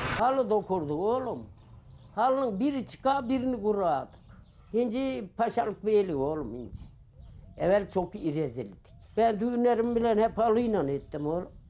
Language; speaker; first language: Turkish; native; Turkish